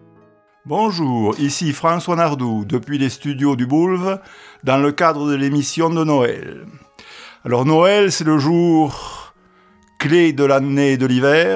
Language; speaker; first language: French; native; French